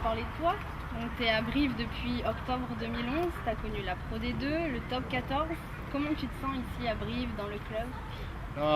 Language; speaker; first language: French; native; French